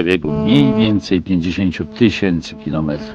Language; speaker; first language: Polish; native; Polish